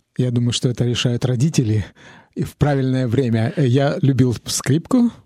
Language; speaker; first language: Russian; native; Russian